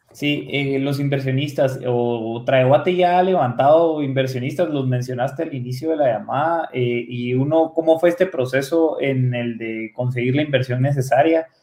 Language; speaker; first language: Spanish; native; Spanish